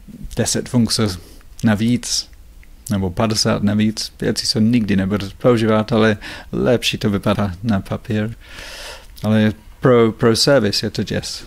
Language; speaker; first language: Czech; non-native, fluent; English